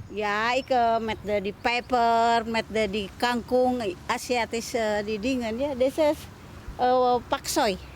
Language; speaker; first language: Dutch; non-native, learner; Indonesian